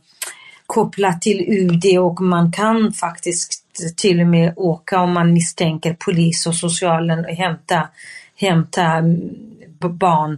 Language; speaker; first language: Swedish; non-native, fluent; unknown